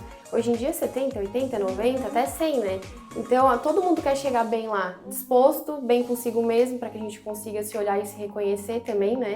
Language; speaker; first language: Portuguese; native; Portuguese